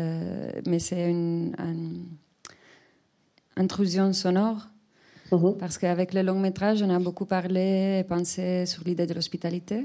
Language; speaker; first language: French; non-native, fluent; Spanish